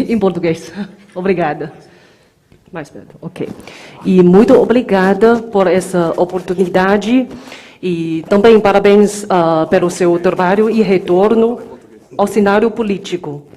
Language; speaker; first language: Portuguese; non-native, fluent; Chinese